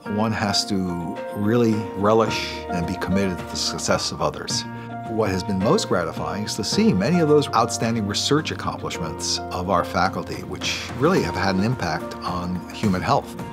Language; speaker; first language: English; native; English